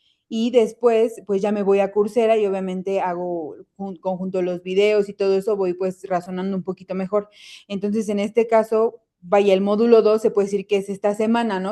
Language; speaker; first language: Spanish; native; Spanish